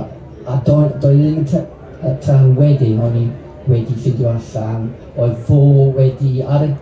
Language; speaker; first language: Welsh; non-native, local second language; English